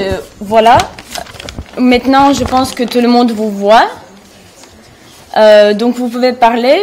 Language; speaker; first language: French; non-native, fluent; Russian